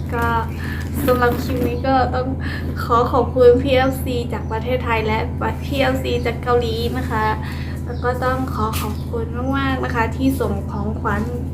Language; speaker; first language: Thai; non-native, local second language; Khün